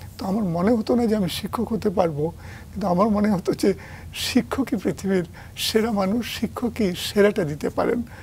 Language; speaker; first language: Bangla; native; Bangla